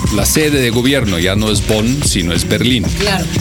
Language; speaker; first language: Spanish; non-native, fluent; German